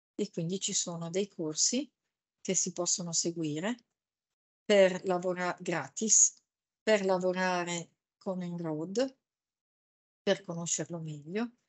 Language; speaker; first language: Italian; native; Italian